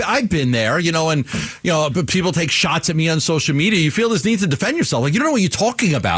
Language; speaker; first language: English; native; English